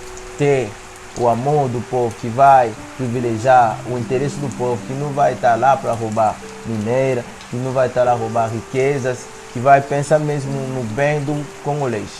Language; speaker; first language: Portuguese; non-native, fluent; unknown